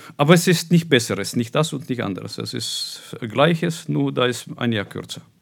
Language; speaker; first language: German; non-native, fluent; Russian